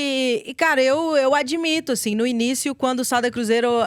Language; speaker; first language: Portuguese; native; Portuguese